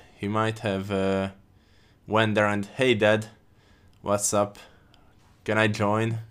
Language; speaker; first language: English; non-native, fluent; Hungarian